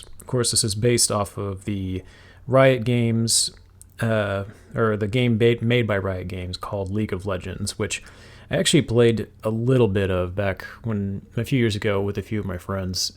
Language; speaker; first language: English; native; English